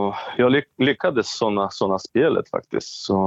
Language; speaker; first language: Swedish; non-native, fluent; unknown